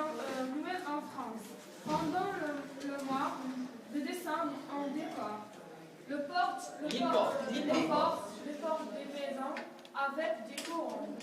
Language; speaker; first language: French; non-native, learner; Arabic